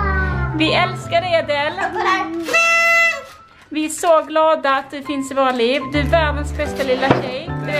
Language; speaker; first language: Swedish; native; Swedish